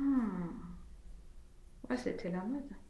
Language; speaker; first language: French; native; French